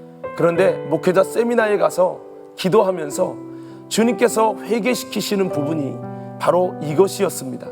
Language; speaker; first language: Korean; native; Korean